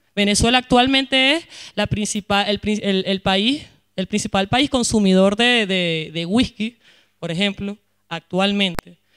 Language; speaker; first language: Spanish; native; Spanish